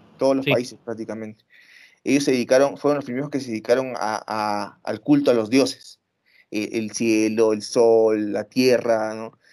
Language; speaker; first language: Spanish; native; Spanish